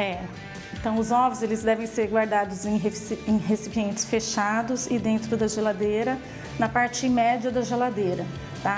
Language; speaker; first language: Portuguese; native; Portuguese